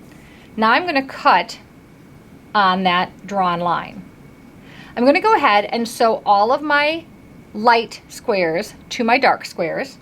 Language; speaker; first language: English; native; English